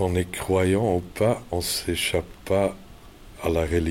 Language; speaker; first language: French; non-native, local second language; Dutch